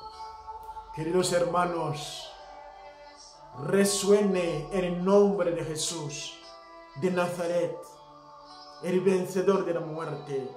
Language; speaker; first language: Spanish; non-native, fluent; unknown